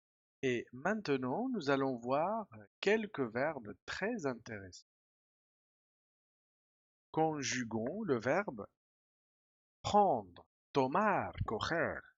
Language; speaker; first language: French; non-native, fluent; Spanish